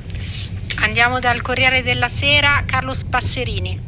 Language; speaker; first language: Italian; native; Italian